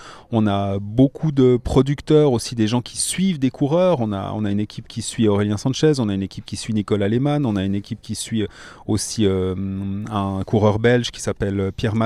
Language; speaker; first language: French; native; French